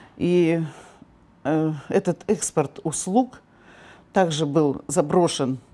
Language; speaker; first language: Russian; native; Russian